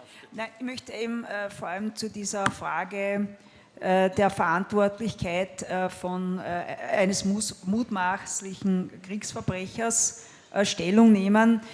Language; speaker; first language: German; native; German